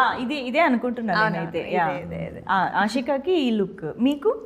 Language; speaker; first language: Telugu; native; Telugu